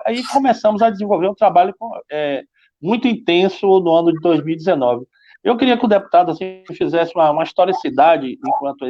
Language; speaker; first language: Portuguese; native; Portuguese